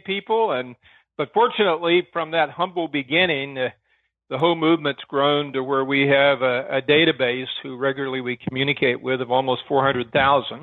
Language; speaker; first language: English; native; English